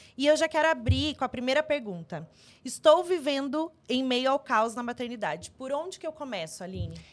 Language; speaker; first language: Portuguese; native; Portuguese